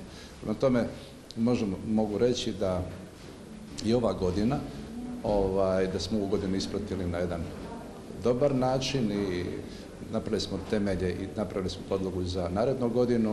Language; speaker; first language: Serbian; native; Serbian